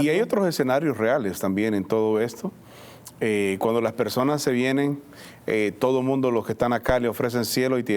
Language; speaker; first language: Spanish; native; Spanish